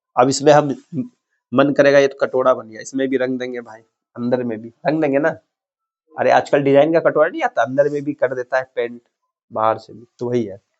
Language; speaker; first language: Hindi; native; Hindi